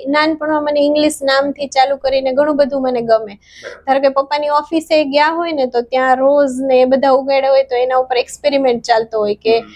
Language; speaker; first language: Gujarati; native; Gujarati